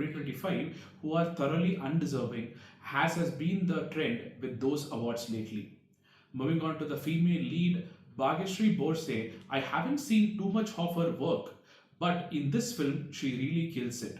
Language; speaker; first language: English; non-native, local second language; Tamil